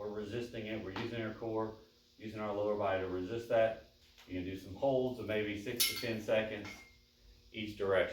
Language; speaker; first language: English; native; English